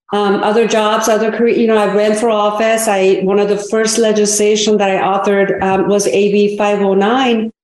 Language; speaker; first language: English; early bilingual, other home language; Korean